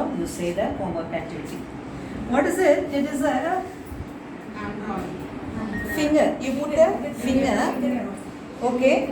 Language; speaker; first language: English; non-native, local second language; Tamil